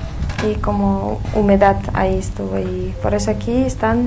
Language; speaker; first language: Spanish; non-native, fluent; Russian